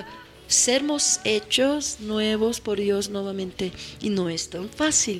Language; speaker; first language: Spanish; non-native, fluent; Portuguese